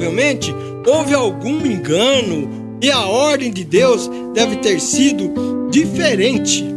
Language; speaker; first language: Portuguese; native; Portuguese